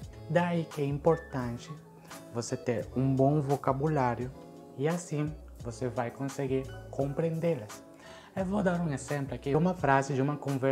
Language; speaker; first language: Portuguese; non-native, fluent; Spanish